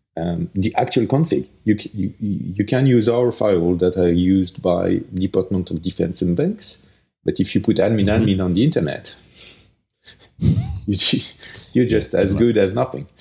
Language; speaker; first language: English; non-native, fluent; French